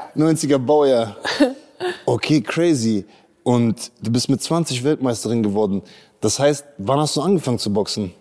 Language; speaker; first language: German; native; German